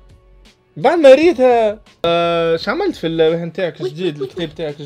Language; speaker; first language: Arabic; native; Arabic